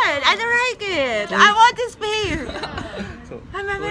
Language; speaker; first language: English; non-native, learner; Japanese